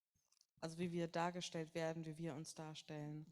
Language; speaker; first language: German; native; German